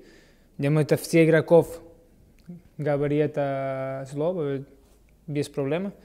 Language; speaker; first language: Russian; non-native, learner; Portuguese